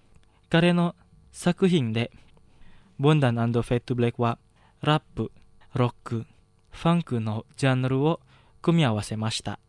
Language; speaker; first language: Japanese; non-native, fluent; Indonesian